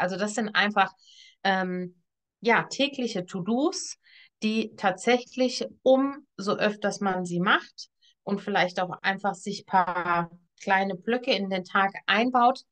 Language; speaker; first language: German; native; German